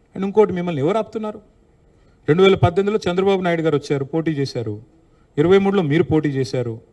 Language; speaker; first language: Telugu; native; Telugu